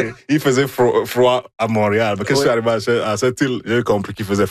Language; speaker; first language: French; non-native, fluent; Igbo